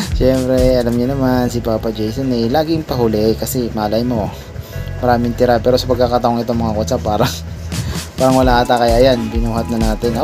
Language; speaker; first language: Filipino; non-native, local second language; Cebuano